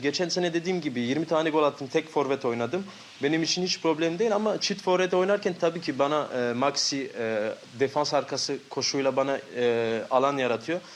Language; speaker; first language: Turkish; early bilingual, heritage; Turkish